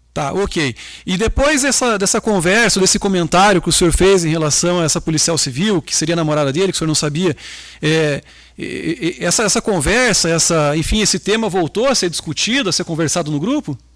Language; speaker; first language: Portuguese; native; Portuguese